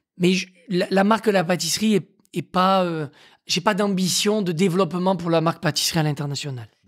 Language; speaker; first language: French; native; French